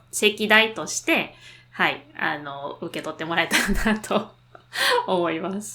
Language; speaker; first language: Japanese; native; Japanese